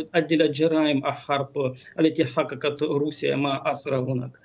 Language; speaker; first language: Arabic; non-native, learner; Ukrainian